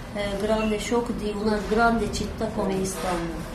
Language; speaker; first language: Italian; non-native, learner; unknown